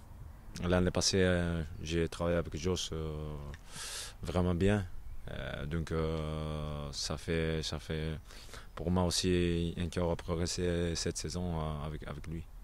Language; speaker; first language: French; non-native, learner; Japanese